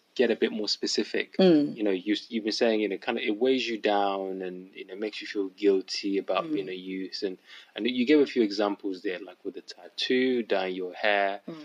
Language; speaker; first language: English; early bilingual, other home language; Yoruba